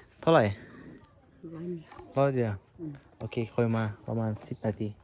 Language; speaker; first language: Thai; non-native, learner; Turkish